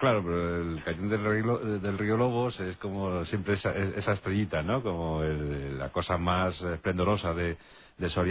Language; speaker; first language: Spanish; native; Spanish